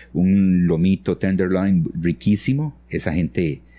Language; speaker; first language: Spanish; native; Spanish